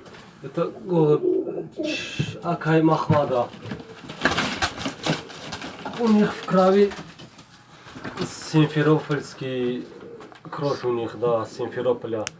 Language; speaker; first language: Russian; non-native, local second language; Tajik